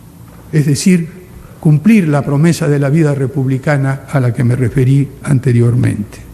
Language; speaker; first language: Spanish; native; Spanish